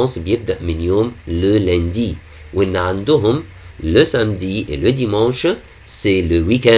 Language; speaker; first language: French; non-native, fluent; Arabic